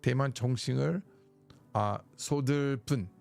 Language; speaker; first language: Korean; non-native, learner; English